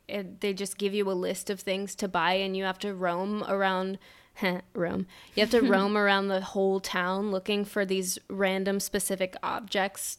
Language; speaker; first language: English; native; English